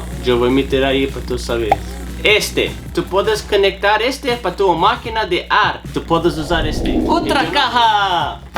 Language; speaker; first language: Spanish; non-native, learner; English